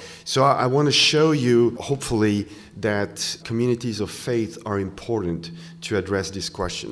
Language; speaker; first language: English; non-native, fluent; French